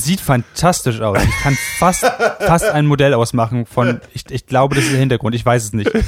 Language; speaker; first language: German; native; German